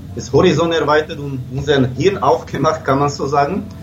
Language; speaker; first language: German; non-native, fluent; Slovak